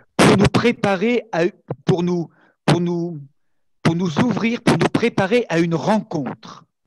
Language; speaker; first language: French; native; French